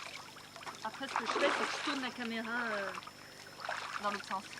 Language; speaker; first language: French; native; French